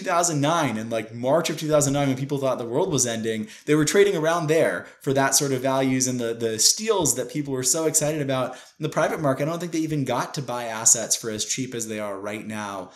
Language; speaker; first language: English; native; English